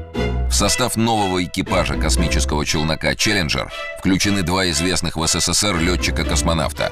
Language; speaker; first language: Russian; native; Russian